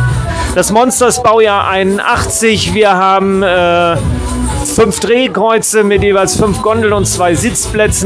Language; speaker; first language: German; native; German